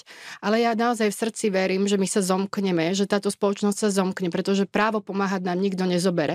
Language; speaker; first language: Slovak; native; Slovak